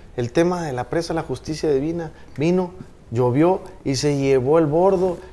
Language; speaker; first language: Spanish; native; Spanish